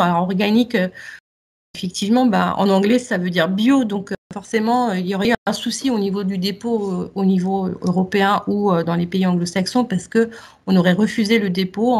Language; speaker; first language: French; native; French